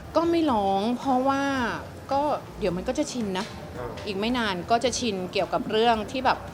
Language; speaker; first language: Thai; native; Thai